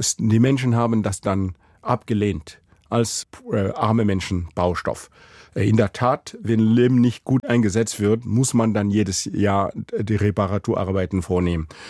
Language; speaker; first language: German; non-native, fluent; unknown